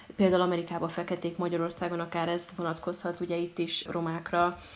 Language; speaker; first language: Hungarian; early bilingual, other home language; Arabic